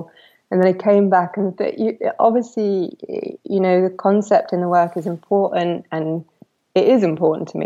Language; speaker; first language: English; native; English